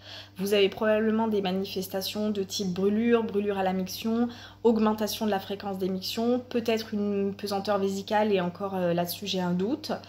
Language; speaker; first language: French; non-native, fluent; Italian